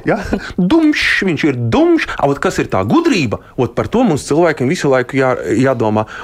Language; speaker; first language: Latvian; non-native, local second language; Russian